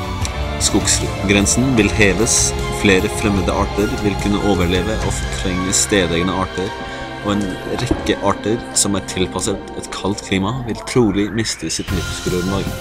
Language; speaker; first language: Norwegian; native; Norwegian